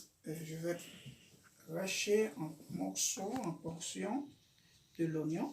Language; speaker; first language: French; non-native, local second language; Haitian Creole